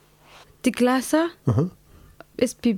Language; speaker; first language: German; non-native, learner; Somali